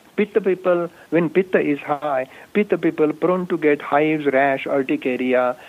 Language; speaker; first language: English; non-native, local second language; Marathi